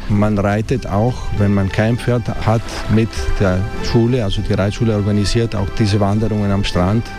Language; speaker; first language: German; non-native, fluent; Italian